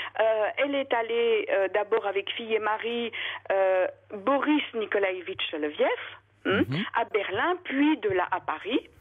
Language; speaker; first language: French; native; French